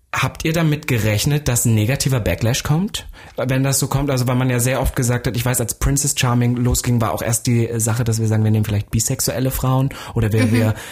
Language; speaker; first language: German; native; German